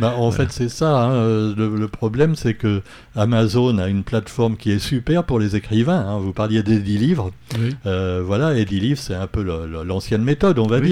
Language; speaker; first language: French; native; French